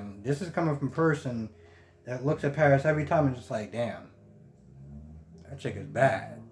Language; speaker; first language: English; native; English